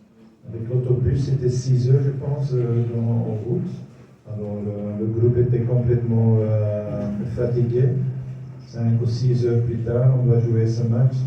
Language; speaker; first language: French; non-native, local second language; Dutch